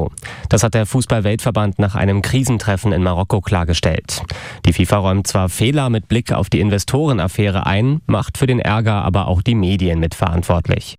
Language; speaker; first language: German; native; German